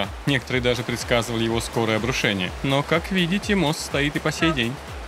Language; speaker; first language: Russian; native; Russian